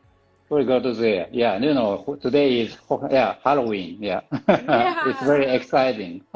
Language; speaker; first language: English; non-native, learner; Japanese